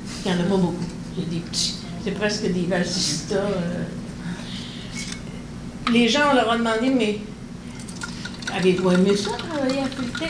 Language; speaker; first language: French; native; French